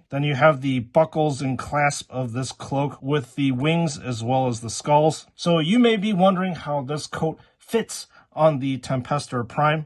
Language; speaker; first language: English; native; English